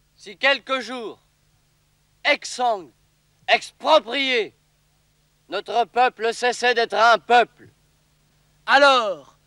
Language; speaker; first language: French; native; French